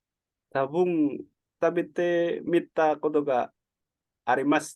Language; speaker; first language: Japanese; non-native, learner; Indonesian